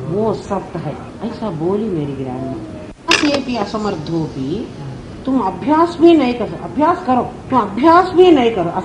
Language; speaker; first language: Hindi; non-native, local second language; Telugu